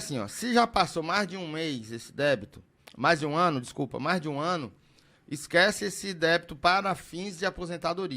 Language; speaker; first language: Portuguese; native; Portuguese